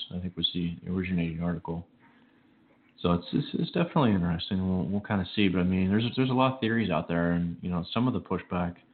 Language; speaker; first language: English; native; English